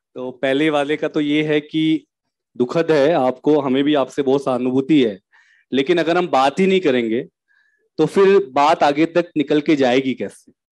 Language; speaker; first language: Hindi; native; Hindi